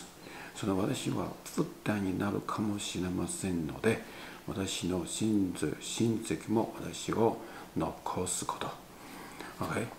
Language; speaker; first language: Japanese; non-native, learner; Chinese